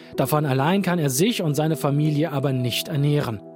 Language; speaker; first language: German; native; German